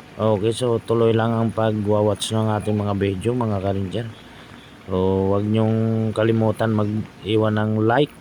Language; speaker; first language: Filipino; native; Filipino